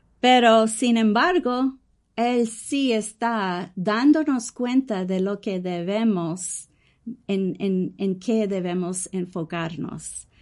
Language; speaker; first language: Spanish; early bilingual, heritage; English